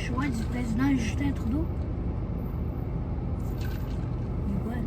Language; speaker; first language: French; native; French